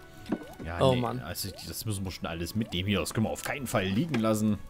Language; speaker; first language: German; native; German